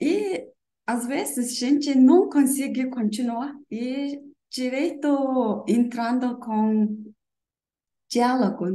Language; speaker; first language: Portuguese; non-native, learner; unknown